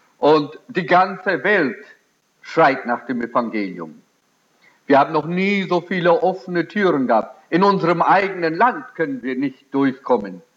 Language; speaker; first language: German; early bilingual, heritage; German